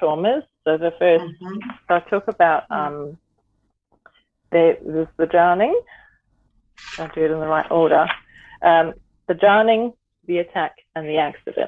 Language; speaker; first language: English; native; English